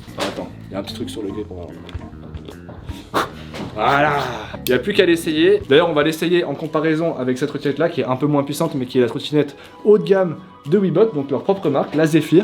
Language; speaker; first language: French; native; French